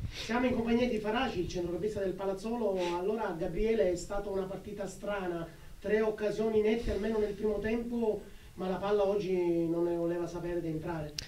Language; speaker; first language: Italian; native; Italian